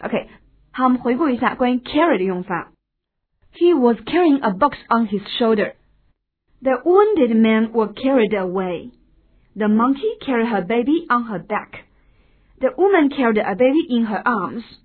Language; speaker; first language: English; non-native, fluent; Chinese